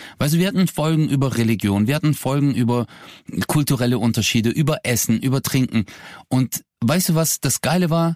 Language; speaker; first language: German; early bilingual, other home language; Turkish